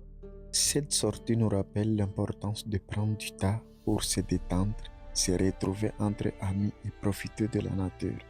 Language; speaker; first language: French; non-native, local second language; Swahili